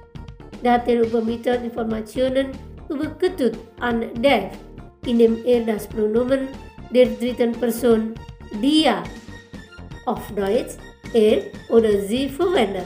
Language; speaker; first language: German; non-native, fluent; Indonesian